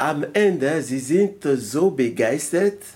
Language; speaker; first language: German; non-native, learner; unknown